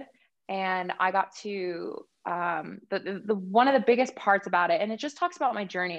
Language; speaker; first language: English; native; English